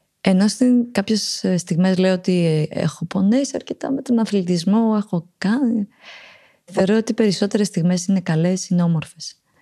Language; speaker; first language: Greek; early bilingual, other home language; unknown